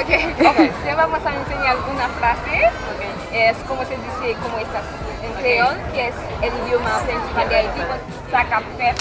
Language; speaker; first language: Spanish; non-native, fluent; Haitian Creole